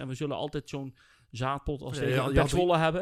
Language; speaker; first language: Dutch; native; Dutch